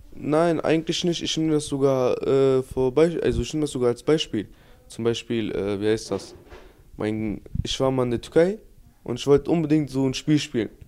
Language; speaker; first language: German; early bilingual, other home language; Turkish